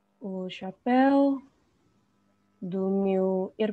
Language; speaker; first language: Portuguese; non-native, learner; Indonesian